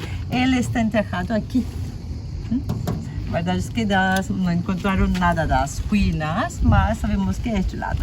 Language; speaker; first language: Portuguese; non-native, fluent; Turkish